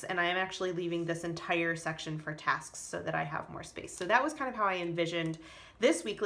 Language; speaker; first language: English; native; English